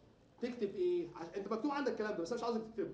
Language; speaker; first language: Arabic; native; Arabic